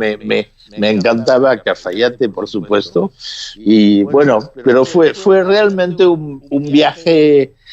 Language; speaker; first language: Spanish; non-native, fluent; French